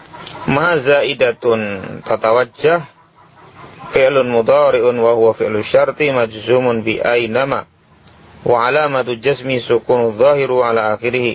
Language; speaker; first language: Arabic; non-native, fluent; Indonesian